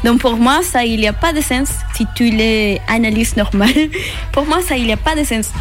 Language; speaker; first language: French; non-native, learner; Spanish